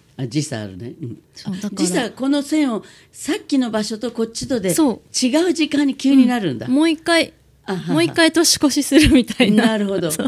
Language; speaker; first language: Japanese; native; Japanese